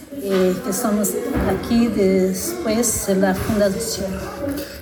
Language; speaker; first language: Spanish; non-native, learner; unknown